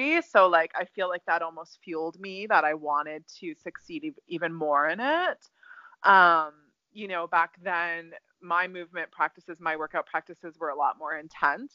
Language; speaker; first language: English; native; English